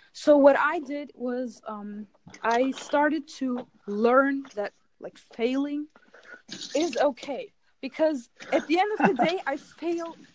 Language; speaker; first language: English; non-native, fluent; German